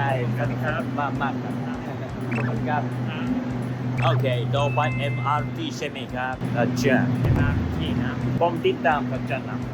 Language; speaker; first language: Thai; non-native, learner; Japanese